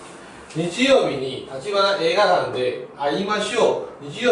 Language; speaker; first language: Japanese; non-native, fluent; Chinese